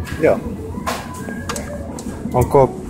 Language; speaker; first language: Finnish; non-native, learner; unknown